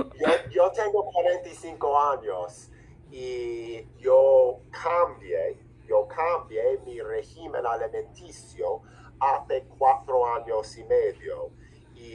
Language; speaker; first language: Spanish; non-native, fluent; English